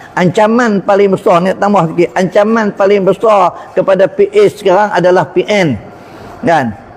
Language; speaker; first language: Malay; native; Malay